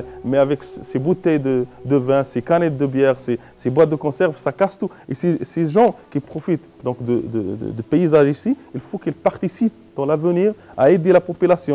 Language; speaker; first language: French; non-native, local second language; Arabic